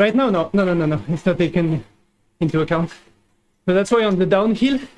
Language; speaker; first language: English; non-native, fluent; French